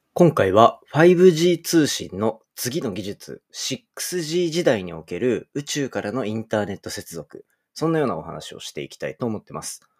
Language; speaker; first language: Japanese; native; Japanese